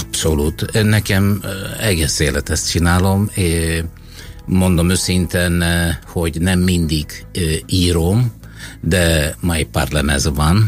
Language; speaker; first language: Hungarian; non-native, fluent; Italian